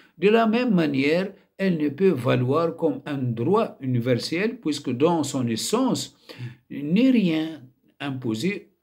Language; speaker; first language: French; non-native, local second language; Arabic